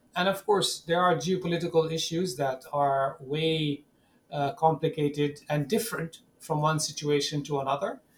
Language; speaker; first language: English; non-native, fluent; Arabic